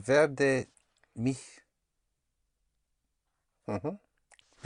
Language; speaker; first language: German; non-native, learner; English